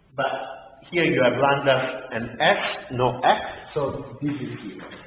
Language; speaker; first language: English; non-native, fluent; Italian